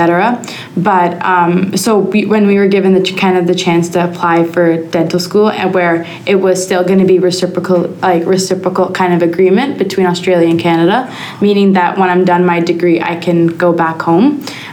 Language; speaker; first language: English; native; English